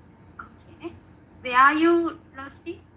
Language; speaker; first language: English; non-native, learner; Sinhala